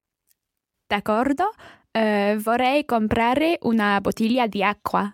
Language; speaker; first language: Italian; non-native, learner; English